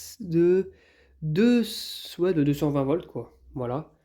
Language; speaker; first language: French; native; French